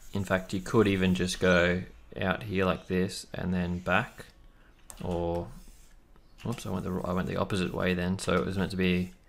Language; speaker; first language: English; native; English